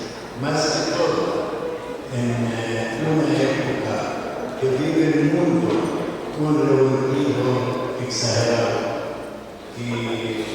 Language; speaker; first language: Spanish; non-native, fluent; Arabic